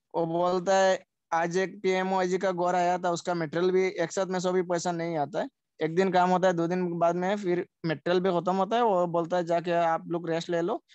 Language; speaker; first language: Hindi; non-native, local second language; Sylheti